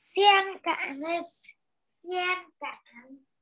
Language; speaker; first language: Chinese; non-native, learner; Vietnamese